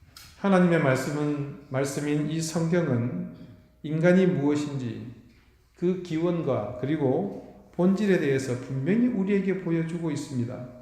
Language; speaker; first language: Korean; native; Korean